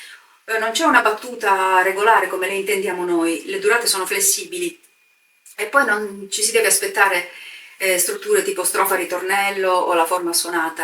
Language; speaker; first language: Italian; native; Italian